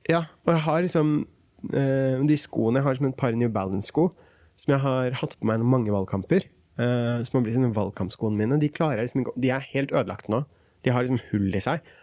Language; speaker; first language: Norwegian; early bilingual, other home language; Kurdish